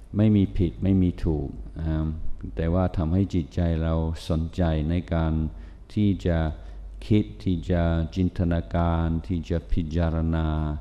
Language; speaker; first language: Thai; non-native, fluent; English